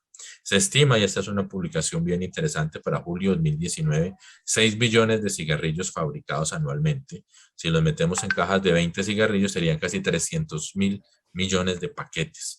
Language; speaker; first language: Spanish; native; Spanish